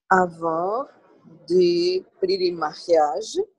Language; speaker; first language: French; non-native, learner; Portuguese